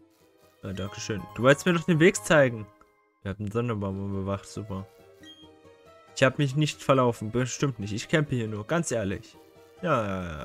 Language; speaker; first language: German; native; German